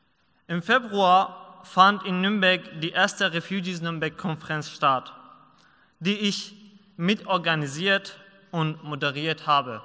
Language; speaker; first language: German; non-native, learner; Persian